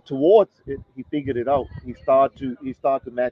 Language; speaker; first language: English; native; English